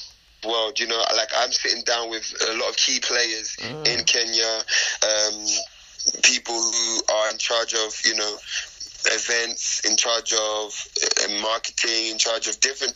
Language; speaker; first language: English; native; English